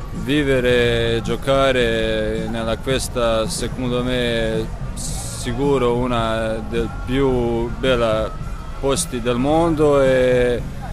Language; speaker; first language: Italian; non-native, fluent; Croatian